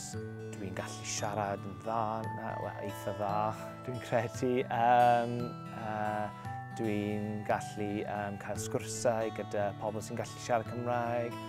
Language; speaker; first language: Welsh; non-native, local second language; English